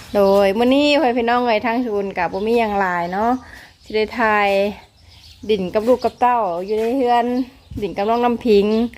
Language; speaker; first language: Thai; native; Thai